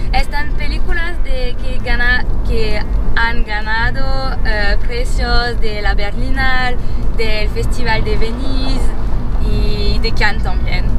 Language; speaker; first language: Spanish; non-native, fluent; French